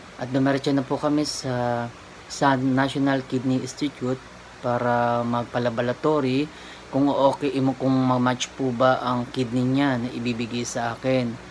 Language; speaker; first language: Filipino; native; Filipino